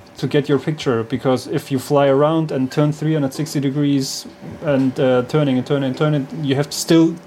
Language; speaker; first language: English; non-native, fluent; German